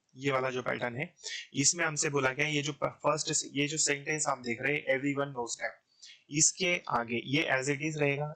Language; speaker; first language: Hindi; native; Hindi